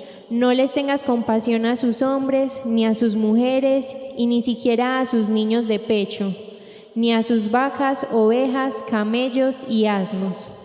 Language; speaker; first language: Spanish; native; Spanish